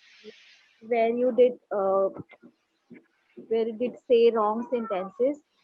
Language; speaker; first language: English; non-native, local second language; Hindi